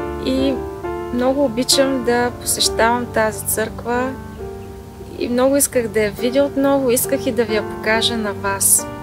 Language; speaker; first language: Bulgarian; native; Bulgarian